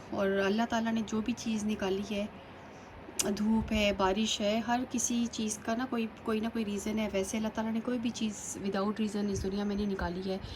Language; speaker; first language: Urdu; native; Urdu